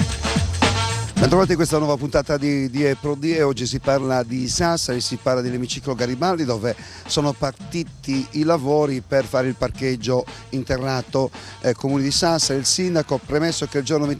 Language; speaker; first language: Italian; native; Italian